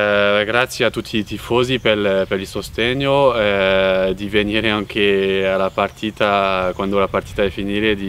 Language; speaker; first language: Italian; non-native, fluent; French